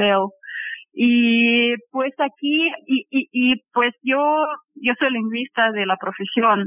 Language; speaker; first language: Spanish; non-native, fluent; Russian